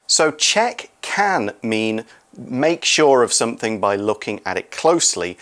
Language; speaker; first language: English; native; English